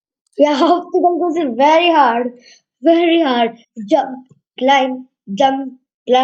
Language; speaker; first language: English; non-native, learner; Hindi